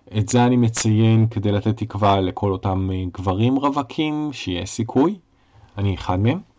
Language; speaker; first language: Hebrew; native; Hebrew